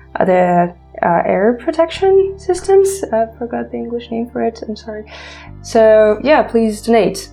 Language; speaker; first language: English; non-native, fluent; Ukrainian